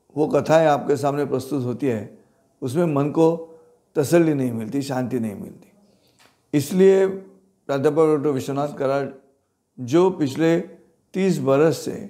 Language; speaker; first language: Hindi; non-native, local second language; Marathi